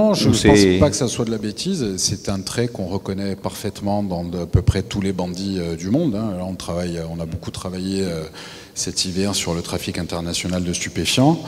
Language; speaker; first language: French; native; French